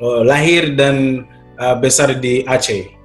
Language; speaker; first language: Indonesian; non-native, learner; English